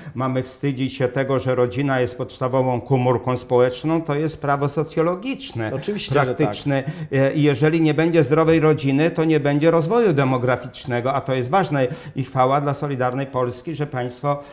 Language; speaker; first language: Polish; native; Polish